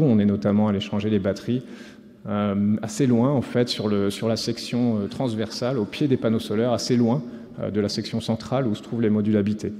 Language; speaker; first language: French; native; French